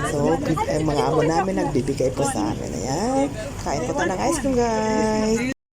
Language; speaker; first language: Filipino; native; Filipino